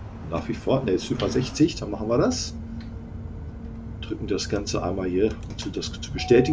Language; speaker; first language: German; native; German